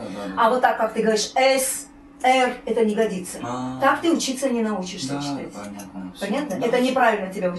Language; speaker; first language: Russian; native; Russian